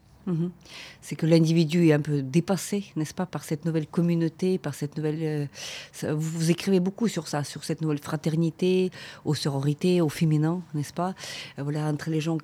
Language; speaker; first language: French; non-native, fluent; Ukrainian